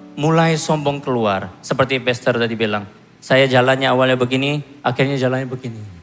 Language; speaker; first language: Indonesian; non-native, fluent; Korean